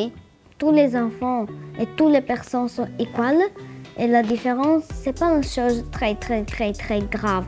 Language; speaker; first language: French; non-native, learner; Greek